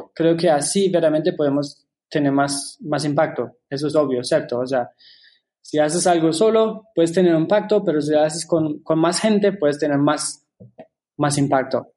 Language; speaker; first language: Spanish; non-native, fluent; German